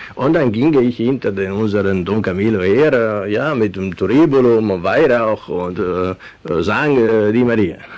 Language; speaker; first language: German; non-native, fluent; Venetian